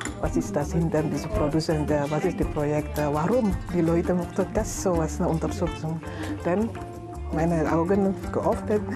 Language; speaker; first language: German; non-native, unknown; Indonesian